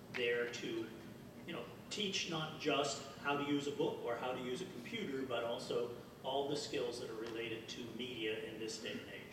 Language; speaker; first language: English; native; English